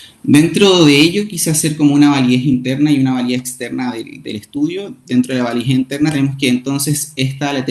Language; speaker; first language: Spanish; native; Spanish